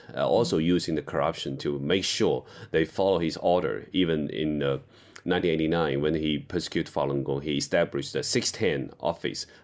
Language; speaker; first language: English; non-native, fluent; Chinese